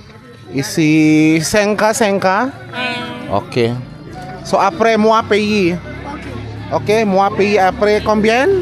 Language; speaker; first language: French; non-native, learner; Filipino